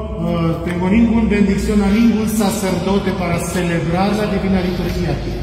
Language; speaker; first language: Spanish; non-native, learner; Romanian